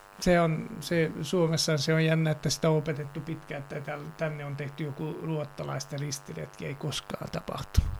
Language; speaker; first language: Finnish; non-native, fluent; Serbian